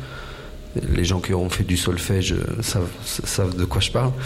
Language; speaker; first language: French; native; French